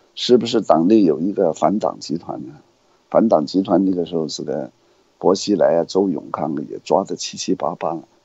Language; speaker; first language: Chinese; non-native, fluent; Cantonese